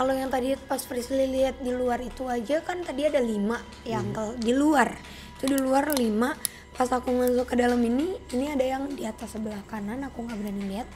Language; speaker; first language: Indonesian; native; Indonesian